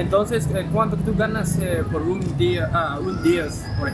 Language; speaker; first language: Spanish; non-native, learner; Japanese